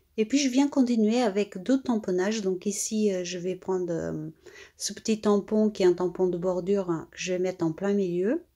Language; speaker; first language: French; native; French